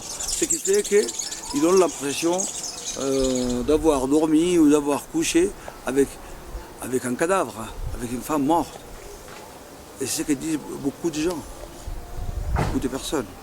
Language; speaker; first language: French; non-native, local second language; Afar